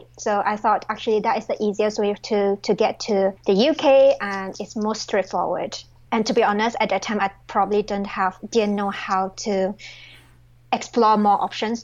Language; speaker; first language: English; non-native, local second language; Chinese